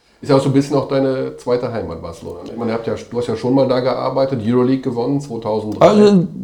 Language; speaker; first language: German; native; German